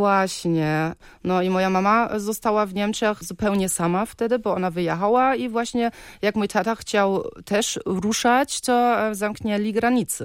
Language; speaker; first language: Polish; early bilingual, heritage; Polish